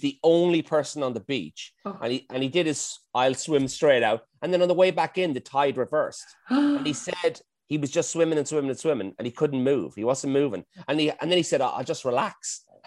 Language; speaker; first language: English; native; English